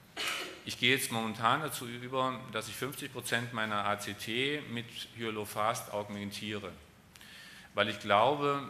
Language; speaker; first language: German; native; German